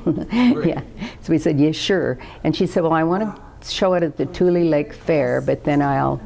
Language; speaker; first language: English; native; English